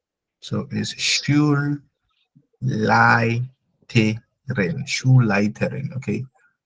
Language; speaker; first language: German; non-native, fluent; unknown